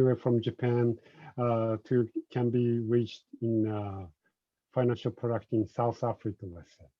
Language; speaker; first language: English; non-native, fluent; Japanese